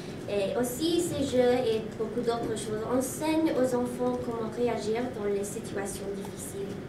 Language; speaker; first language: French; non-native, learner; English